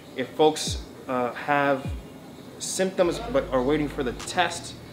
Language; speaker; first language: English; native; English